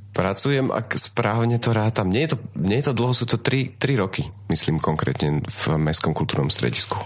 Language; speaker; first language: Slovak; native; Slovak